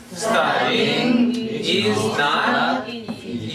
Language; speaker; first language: English; non-native, fluent; Korean